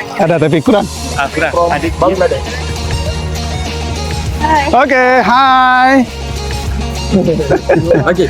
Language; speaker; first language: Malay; non-native, learner; Bangla